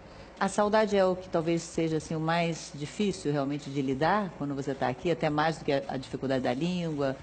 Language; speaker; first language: Portuguese; native; Portuguese